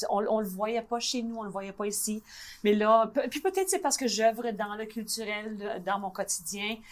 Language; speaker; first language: French; native; French